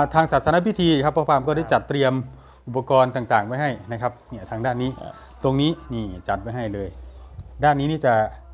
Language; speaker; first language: Thai; non-native, local second language; Lao